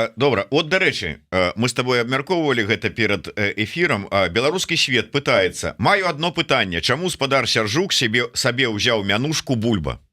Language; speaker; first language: Belarusian; native; Belarusian